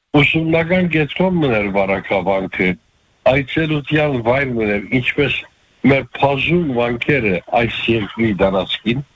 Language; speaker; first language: Armenian; early bilingual, heritage; Armenian